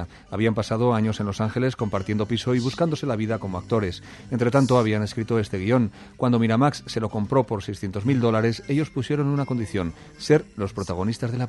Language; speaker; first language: Spanish; native; Spanish